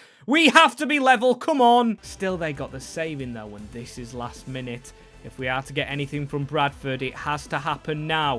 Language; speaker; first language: English; native; English